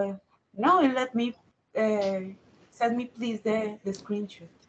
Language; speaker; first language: English; non-native, learner; Spanish